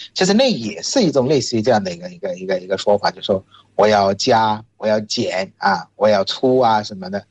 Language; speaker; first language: Chinese; non-native, fluent; Bangla